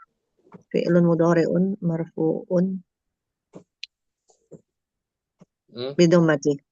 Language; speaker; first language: Arabic; non-native, learner; Indonesian